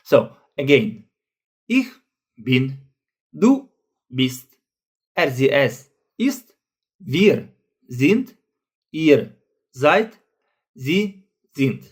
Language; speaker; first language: German; non-native, fluent; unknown